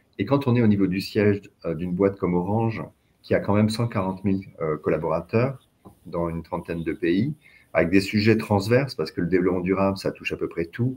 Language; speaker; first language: French; native; French